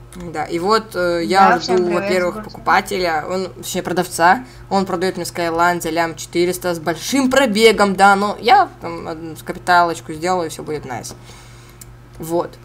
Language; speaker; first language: Russian; native; Russian